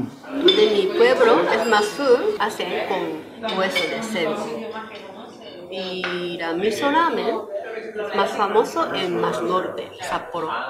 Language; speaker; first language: Spanish; non-native, learner; Japanese